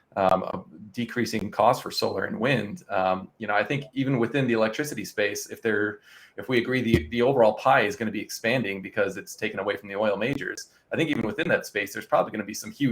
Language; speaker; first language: English; native; English